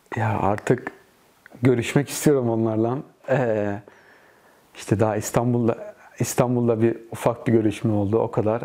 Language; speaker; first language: Turkish; early bilingual, heritage; Turkish